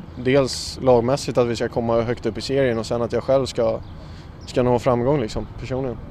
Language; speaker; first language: Swedish; native; Swedish